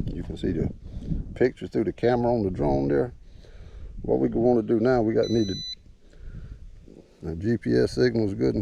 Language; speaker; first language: English; native; English